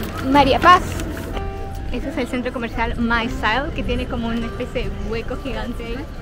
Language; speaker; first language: Spanish; native; Spanish